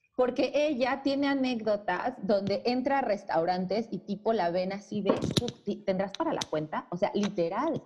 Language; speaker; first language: Spanish; native; Spanish